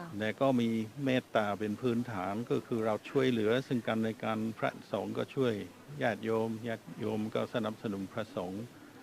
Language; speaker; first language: Thai; non-native, fluent; English